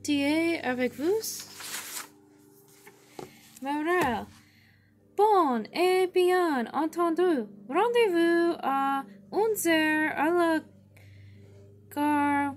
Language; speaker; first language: French; non-native, learner; English